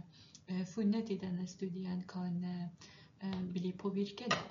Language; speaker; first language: Norwegian; non-native, fluent; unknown